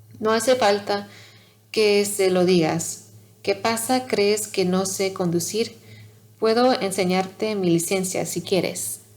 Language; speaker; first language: Spanish; non-native, learner; English